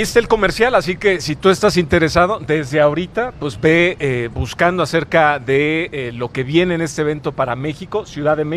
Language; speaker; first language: Spanish; native; Spanish